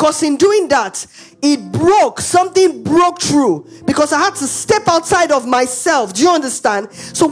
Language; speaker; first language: English; non-native, local second language; Igbo